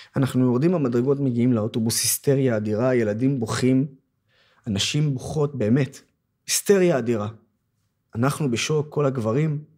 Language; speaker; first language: Hebrew; non-native, local second language; Arabic